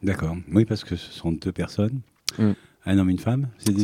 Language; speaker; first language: French; native; French